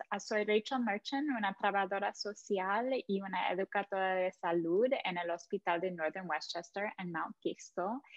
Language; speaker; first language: Spanish; non-native, fluent; English